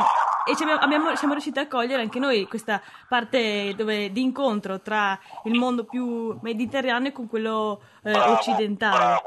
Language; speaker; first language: Italian; native; Italian